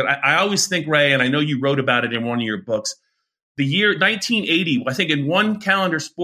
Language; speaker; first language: English; native; English